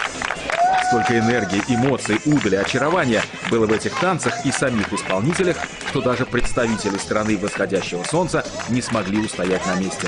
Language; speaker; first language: Russian; native; Russian